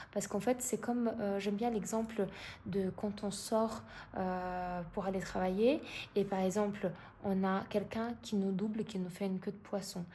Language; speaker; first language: French; non-native, fluent; Russian